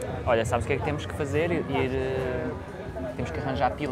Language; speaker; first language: Portuguese; native; Portuguese